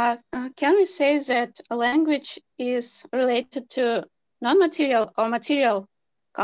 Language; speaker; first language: English; non-native, learner; Uzbek